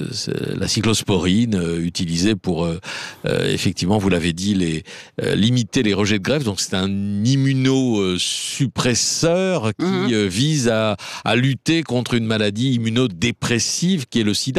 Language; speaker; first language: French; native; French